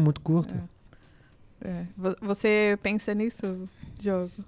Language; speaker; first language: Portuguese; non-native, fluent; French